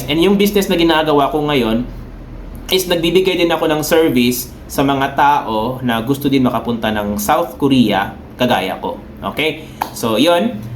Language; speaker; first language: Filipino; non-native, local second language; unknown